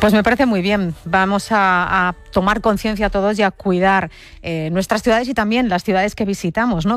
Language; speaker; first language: Spanish; native; Spanish